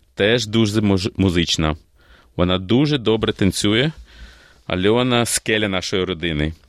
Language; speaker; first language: Ukrainian; native; Ukrainian